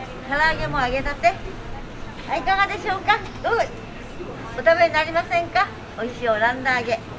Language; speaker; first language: Japanese; native; Japanese